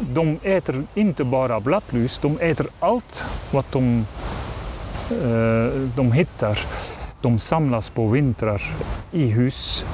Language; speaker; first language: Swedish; non-native, learner; Dutch